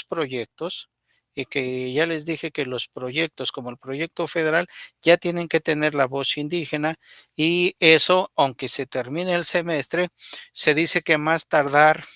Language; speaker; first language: Spanish; native; Spanish